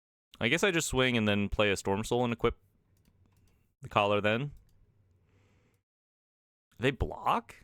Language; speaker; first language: English; native; English